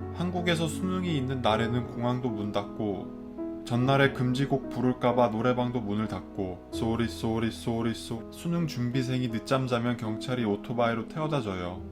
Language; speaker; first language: Korean; non-native, fluent; Finnish